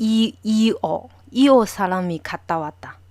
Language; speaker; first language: Korean; non-native, learner; Chinese